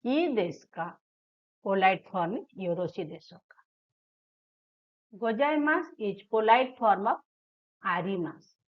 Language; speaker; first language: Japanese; non-native, fluent; Hindi